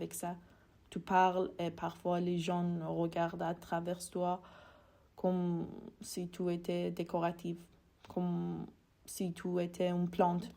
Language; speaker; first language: French; non-native, fluent; Persian